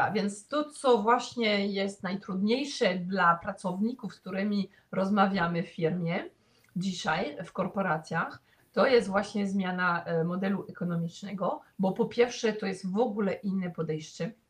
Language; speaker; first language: Polish; non-native, fluent; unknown